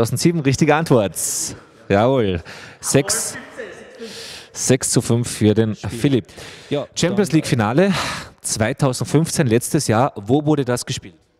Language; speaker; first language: German; native; German